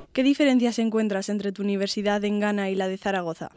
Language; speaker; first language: Spanish; native; Spanish